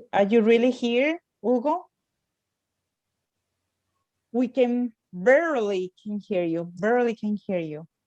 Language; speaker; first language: English; non-native, fluent; Spanish